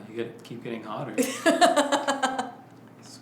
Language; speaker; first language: English; native; English